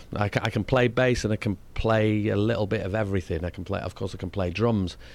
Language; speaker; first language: English; native; English